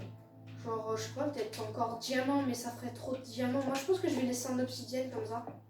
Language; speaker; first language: French; native; French